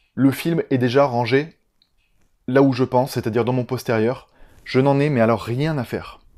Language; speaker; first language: French; native; French